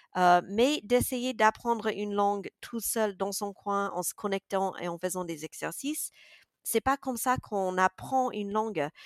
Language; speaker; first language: French; non-native, fluent; English